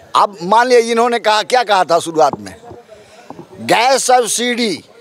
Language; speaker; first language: Hindi; native; Hindi